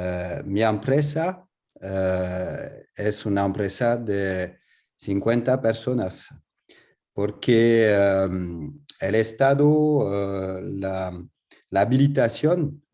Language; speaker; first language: Spanish; non-native, learner; French